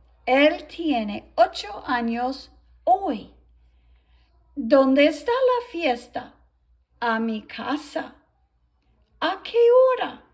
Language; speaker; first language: Spanish; non-native, fluent; English